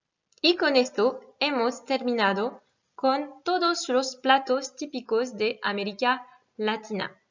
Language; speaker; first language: Spanish; non-native, fluent; French